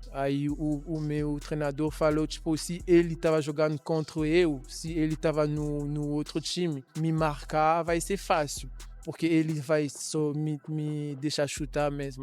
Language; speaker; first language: Portuguese; non-native, learner; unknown